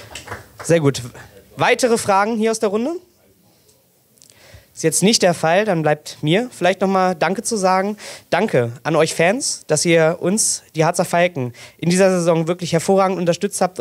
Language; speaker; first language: German; native; German